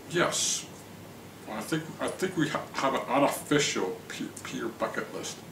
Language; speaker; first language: English; native; English